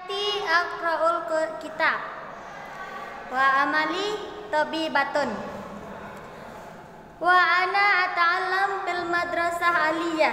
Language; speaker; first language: Arabic; non-native, learner; Indonesian